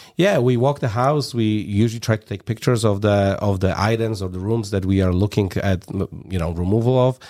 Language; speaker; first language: English; non-native, fluent; Polish